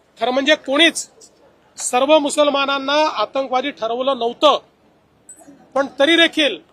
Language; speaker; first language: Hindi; non-native, local second language; Marathi